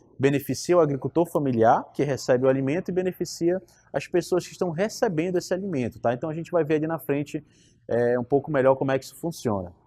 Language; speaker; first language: Portuguese; native; Portuguese